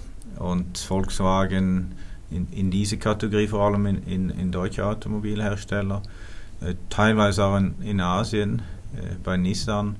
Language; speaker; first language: German; non-native, fluent; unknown